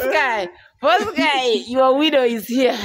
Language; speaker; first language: English; non-native, learner; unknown